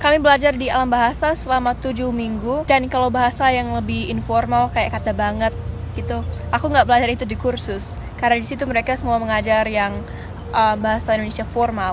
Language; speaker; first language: Indonesian; early bilingual, other home language; English